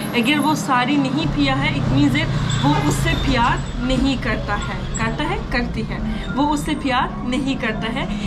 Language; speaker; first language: Urdu; non-native, fluent; Turkish